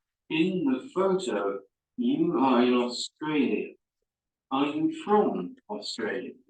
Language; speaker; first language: English; non-native, learner; Spanish